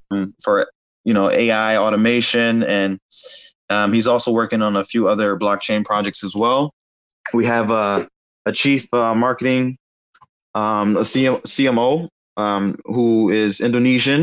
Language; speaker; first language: English; native; English